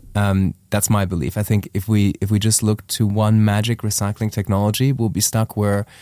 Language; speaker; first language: English; non-native, fluent; German